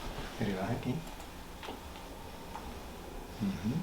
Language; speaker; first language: Spanish; early bilingual, heritage; Spanish